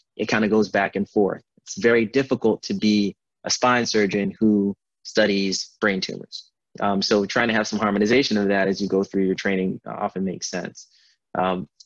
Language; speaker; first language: English; native; English